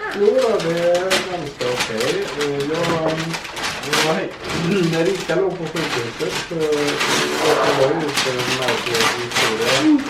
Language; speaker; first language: Swedish; native; Swedish